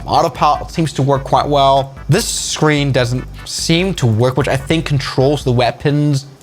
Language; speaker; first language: English; non-native, fluent; German